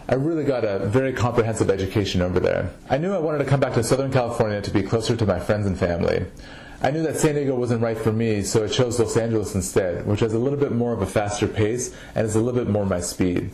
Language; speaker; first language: English; native; English